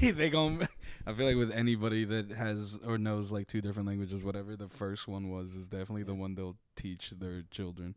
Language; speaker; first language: English; early bilingual, other home language; Spanish